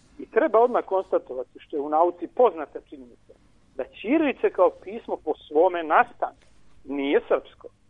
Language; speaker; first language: Serbian; native; Serbian